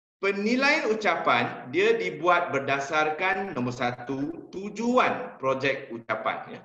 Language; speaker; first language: Malay; non-native, local second language; Chinese